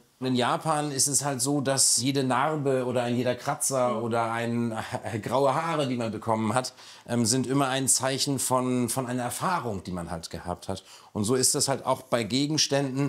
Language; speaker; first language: German; native; German